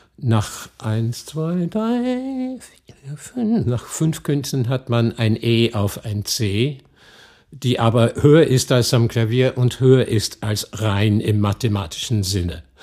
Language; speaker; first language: German; non-native, fluent; English